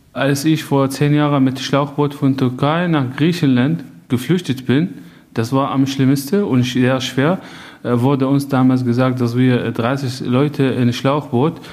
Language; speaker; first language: German; non-native, fluent; Arabic